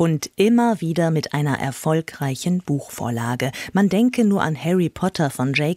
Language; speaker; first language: German; native; German